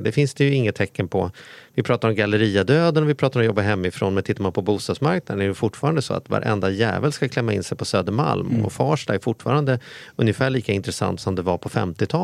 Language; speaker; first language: Swedish; native; Swedish